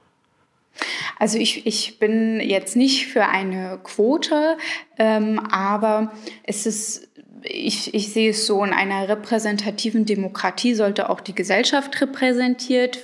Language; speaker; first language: German; early bilingual, other home language; Arabic